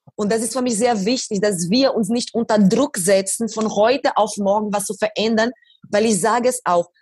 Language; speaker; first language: German; non-native, fluent; Portuguese